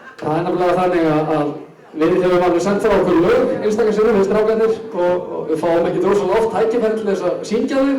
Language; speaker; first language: Icelandic; native; Icelandic